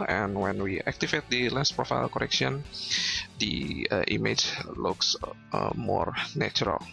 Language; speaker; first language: English; non-native, learner; Indonesian